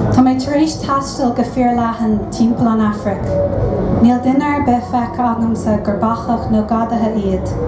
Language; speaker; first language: Irish; non-native, local second language; English